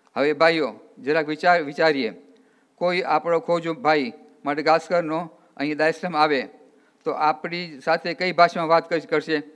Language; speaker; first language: Gujarati; early bilingual, heritage; Gujarati